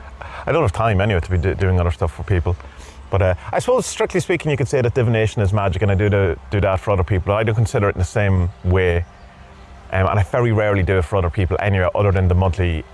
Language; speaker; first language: English; native; English